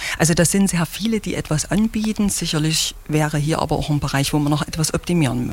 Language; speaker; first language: German; native; German